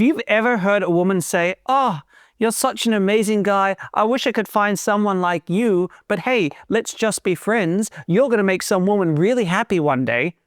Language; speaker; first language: English; native; English